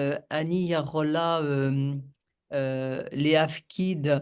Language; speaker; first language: Hebrew; non-native, learner; French